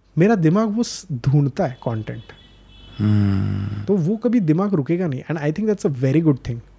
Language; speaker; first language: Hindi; non-native, local second language; Marathi